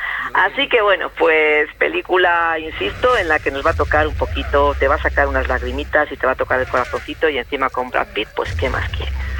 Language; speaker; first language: Spanish; native; Spanish